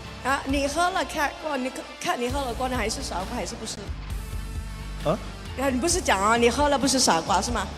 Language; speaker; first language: Chinese; early bilingual, heritage; Chinese